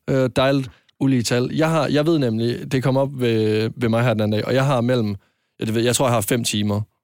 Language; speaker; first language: Danish; native; Danish